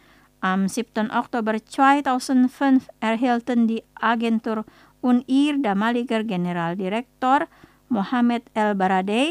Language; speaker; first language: German; non-native, fluent; Indonesian